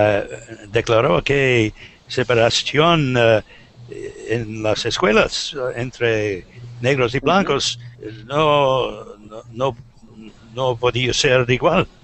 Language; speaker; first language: Spanish; non-native, learner; English